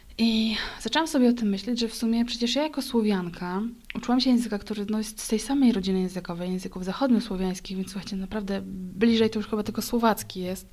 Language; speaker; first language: Polish; native; Polish